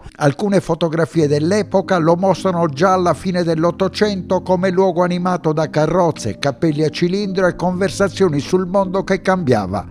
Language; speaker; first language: Italian; native; Italian